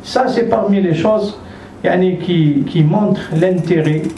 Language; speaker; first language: French; non-native, local second language; Arabic